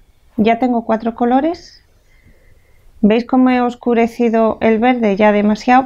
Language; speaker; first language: Spanish; native; Spanish